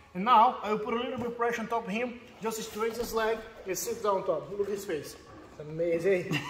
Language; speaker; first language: English; non-native, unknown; Portuguese